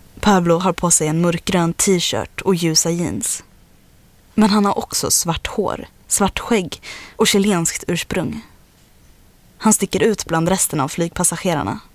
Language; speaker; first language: Swedish; native; Swedish